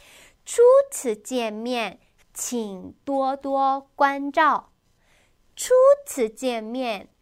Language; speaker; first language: Chinese; non-native, fluent; Korean